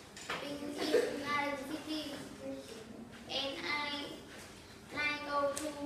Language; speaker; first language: English; non-native, learner; Vietnamese